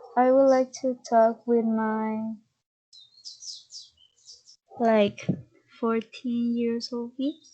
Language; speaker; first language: English; non-native, fluent; Spanish